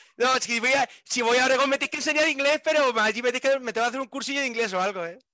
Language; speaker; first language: Spanish; native; Spanish